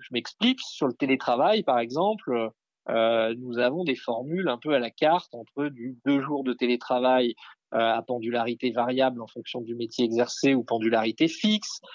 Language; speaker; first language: French; native; French